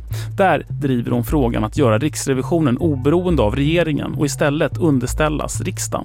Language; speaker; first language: Swedish; native; Swedish